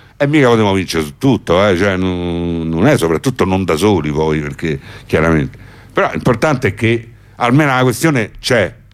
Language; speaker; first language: Italian; native; Italian